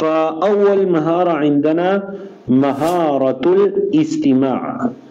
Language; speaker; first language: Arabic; non-native, fluent; Urdu